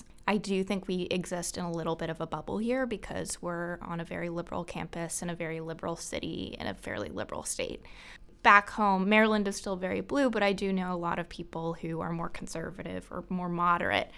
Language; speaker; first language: English; native; English